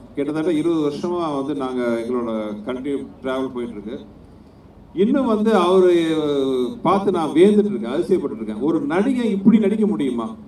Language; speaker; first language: Tamil; native; Tamil